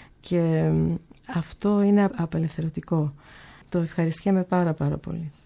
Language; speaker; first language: Greek; early bilingual, heritage; Greek